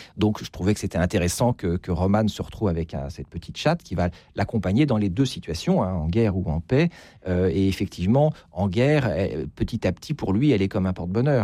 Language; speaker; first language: French; native; French